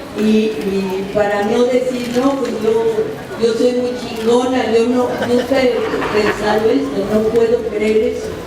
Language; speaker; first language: Spanish; early bilingual, other home language; French